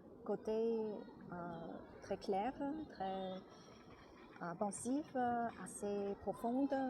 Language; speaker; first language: French; non-native, learner; Chinese